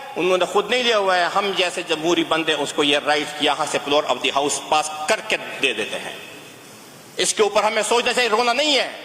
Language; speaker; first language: Urdu; non-native, local second language; Pashto